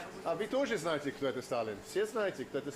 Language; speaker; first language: Russian; non-native, learner; English